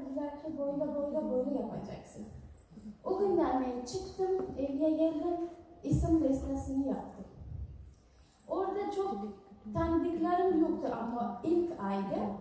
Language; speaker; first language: Turkish; non-native, learner; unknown